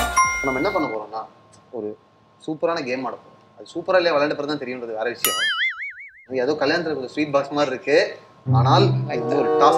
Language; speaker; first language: Tamil; native; Tamil